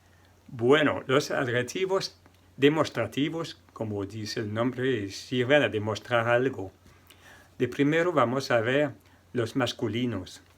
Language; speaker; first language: Spanish; non-native, fluent; French